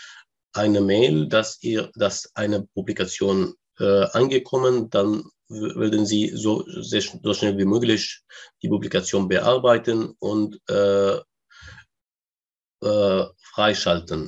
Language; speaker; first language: German; non-native, learner; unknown